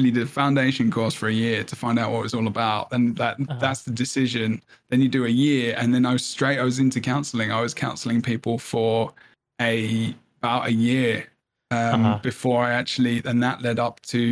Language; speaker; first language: English; native; English